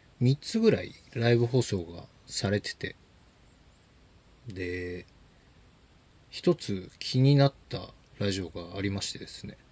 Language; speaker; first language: Japanese; native; Japanese